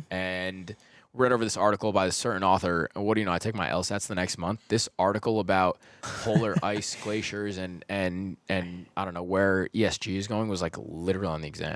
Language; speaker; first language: English; early bilingual, heritage; Persian